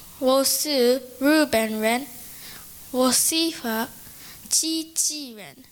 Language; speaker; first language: Chinese; non-native, learner; Japanese